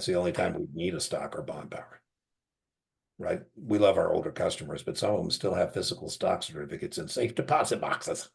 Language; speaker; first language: English; native; English